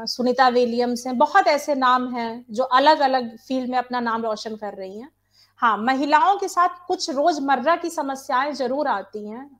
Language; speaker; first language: Hindi; native; Hindi